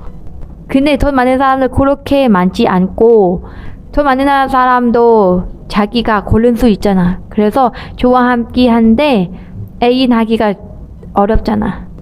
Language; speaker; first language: Korean; non-native, learner; Thai